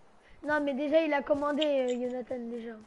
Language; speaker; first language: French; native; French